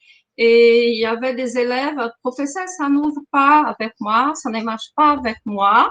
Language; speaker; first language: French; non-native, fluent; Portuguese